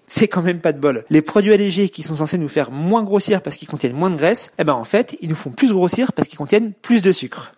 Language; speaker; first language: French; native; French